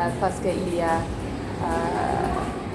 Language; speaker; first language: French; non-native, learner; English